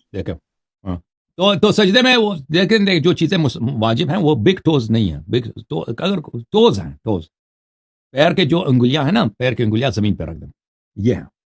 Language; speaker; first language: Urdu; non-native, fluent; Persian